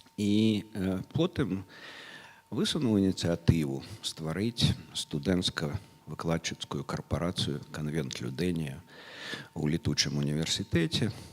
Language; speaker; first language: Belarusian; non-native, local second language; Russian